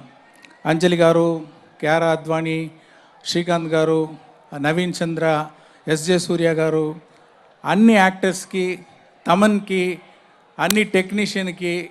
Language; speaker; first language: Telugu; non-native, local second language; Tamil